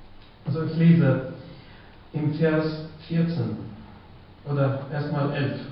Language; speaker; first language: German; non-native, fluent; Russian